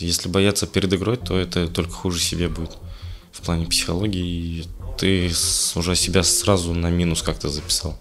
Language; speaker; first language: Russian; native; Russian